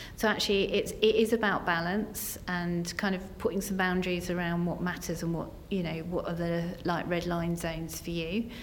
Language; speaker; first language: English; native; English